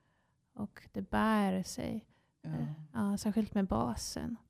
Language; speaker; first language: Swedish; non-native, fluent; English